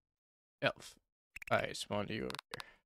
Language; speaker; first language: English; native; English